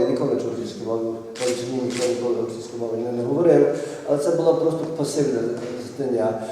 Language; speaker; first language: Ukrainian; early bilingual, heritage; Ukrainian